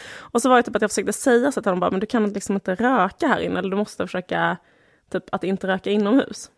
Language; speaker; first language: Swedish; native; Swedish